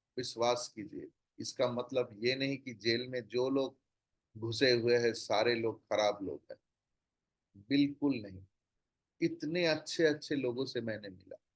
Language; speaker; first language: Hindi; non-native, local second language; Bangla